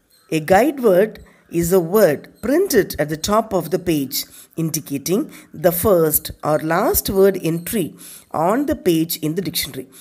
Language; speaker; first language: English; non-native, local second language; Tamil